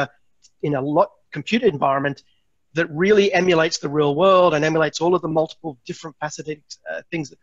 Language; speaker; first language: English; native; English